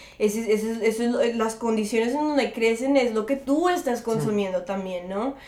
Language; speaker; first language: Spanish; early bilingual, heritage; Spanish